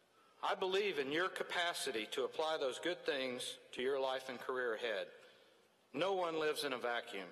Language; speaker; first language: English; native; English